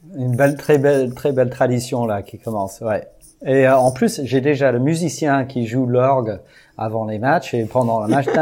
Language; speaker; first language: French; non-native, fluent; English